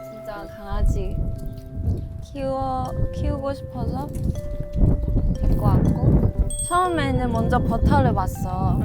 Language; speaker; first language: Korean; non-native, fluent; Chinese